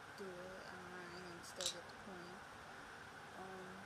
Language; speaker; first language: English; native; English